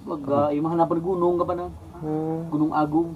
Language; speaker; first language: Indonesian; non-native, local second language; Sundanese